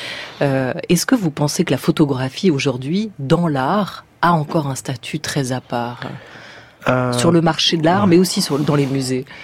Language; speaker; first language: French; native; French